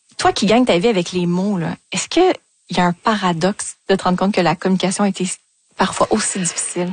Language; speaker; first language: French; native; French